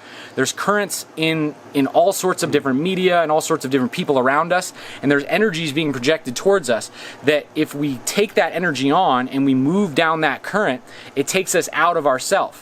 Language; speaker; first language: English; native; English